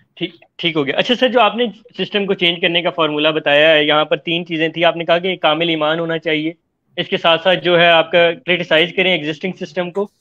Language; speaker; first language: Urdu; native; Urdu